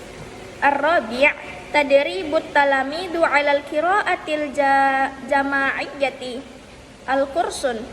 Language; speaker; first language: Arabic; non-native, learner; Indonesian